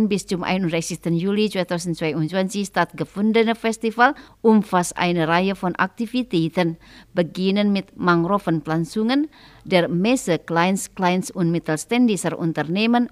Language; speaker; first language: German; non-native, fluent; Indonesian